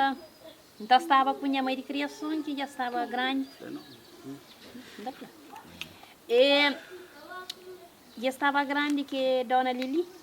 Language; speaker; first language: Portuguese; non-native, local second language; Kabuverdianu